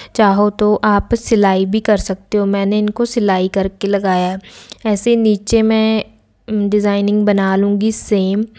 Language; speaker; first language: Hindi; non-native, local second language; Punjabi